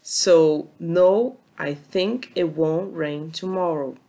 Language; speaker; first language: English; non-native, fluent; Portuguese